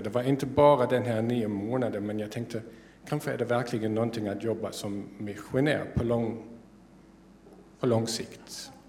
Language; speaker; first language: Swedish; non-native, fluent; German